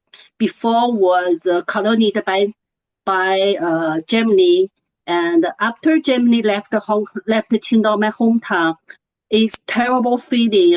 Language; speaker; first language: English; non-native, learner; Chinese